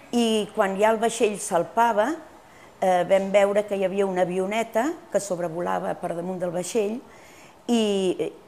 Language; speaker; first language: Catalan; early bilingual, other home language; Spanish